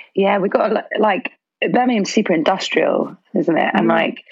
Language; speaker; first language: English; native; English